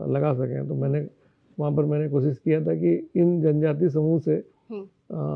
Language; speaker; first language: Hindi; native; Hindi